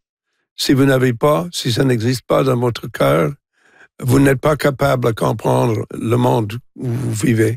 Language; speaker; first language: French; non-native, local second language; English